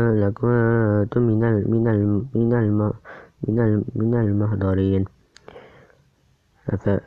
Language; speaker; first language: Arabic; non-native, learner; Indonesian